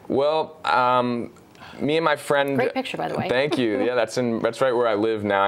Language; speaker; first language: English; native; English